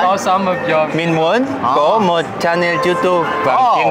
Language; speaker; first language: Vietnamese; non-native, learner; Spanish